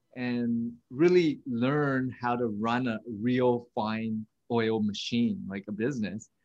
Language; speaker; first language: English; early bilingual, other home language; Vietnamese